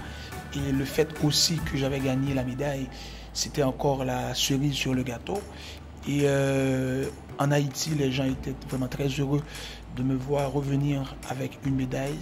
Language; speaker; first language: French; non-native, local second language; Haitian Creole